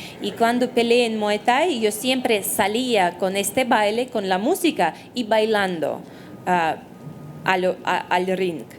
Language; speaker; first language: Spanish; non-native, fluent; Russian